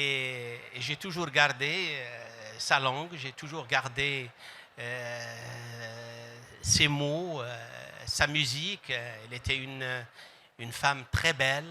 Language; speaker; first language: French; non-native, local second language; Arabic